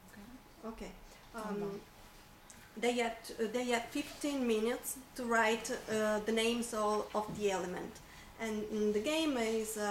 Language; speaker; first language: English; non-native, fluent; Italian